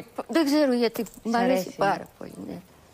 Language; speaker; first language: Greek; non-native, learner; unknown